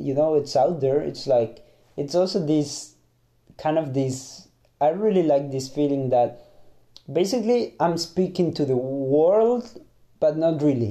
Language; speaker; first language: English; non-native, fluent; Spanish